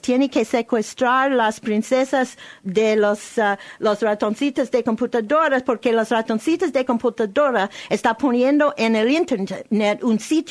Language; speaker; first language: Spanish; non-native, learner; English